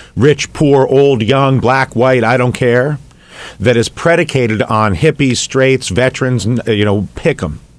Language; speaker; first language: English; native; English